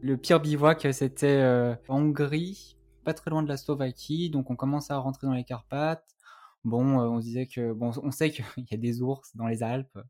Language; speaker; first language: French; native; French